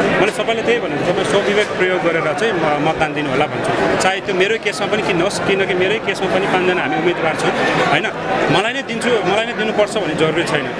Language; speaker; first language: Nepali; native; Nepali